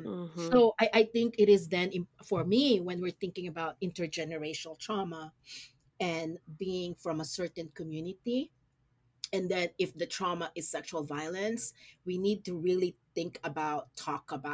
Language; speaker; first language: English; non-native, local second language; Filipino